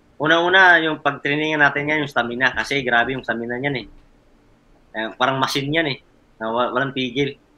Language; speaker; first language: Filipino; native; Filipino